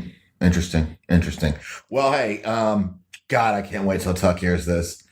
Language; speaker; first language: English; native; English